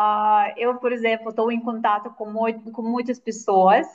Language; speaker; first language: Portuguese; non-native, fluent; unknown